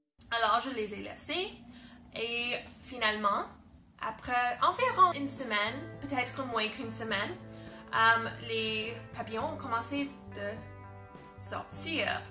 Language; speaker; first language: French; non-native, fluent; English